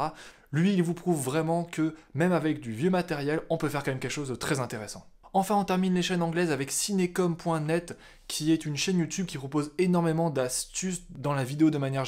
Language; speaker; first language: French; native; French